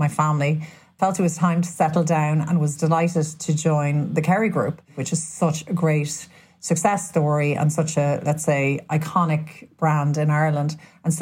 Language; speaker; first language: English; native; English